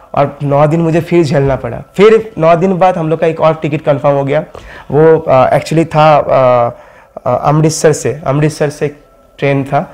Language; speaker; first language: Hindi; non-native, local second language; Bangla